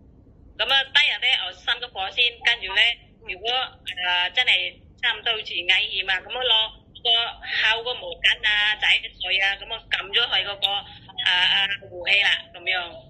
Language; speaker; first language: Cantonese; non-native, learner; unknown